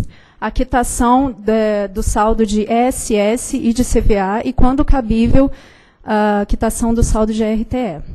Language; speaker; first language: Portuguese; native; Portuguese